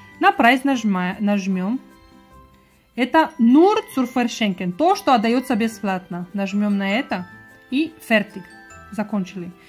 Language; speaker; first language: Russian; non-native, learner; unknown